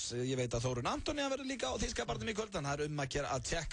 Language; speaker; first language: Icelandic; native; Icelandic